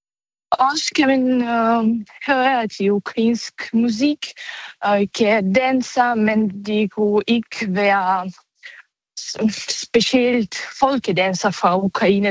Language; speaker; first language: Danish; non-native, fluent; Ukrainian